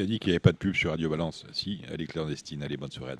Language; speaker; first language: French; native; French